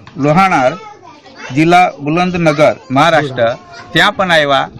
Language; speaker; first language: Gujarati; native; Gujarati